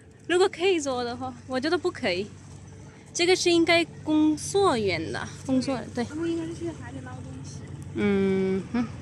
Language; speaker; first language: Chinese; non-native, fluent; Urdu